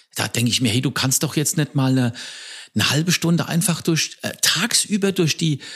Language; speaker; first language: German; native; German